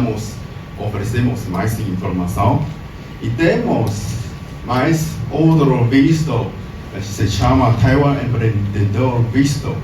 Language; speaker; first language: Portuguese; non-native, learner; Chinese